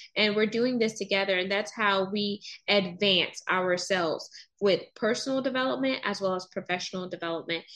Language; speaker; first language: English; native; English